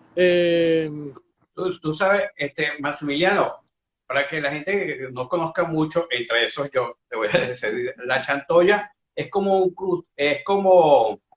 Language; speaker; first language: Spanish; native; Spanish